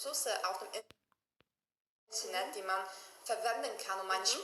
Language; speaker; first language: German; non-native, learner; Chinese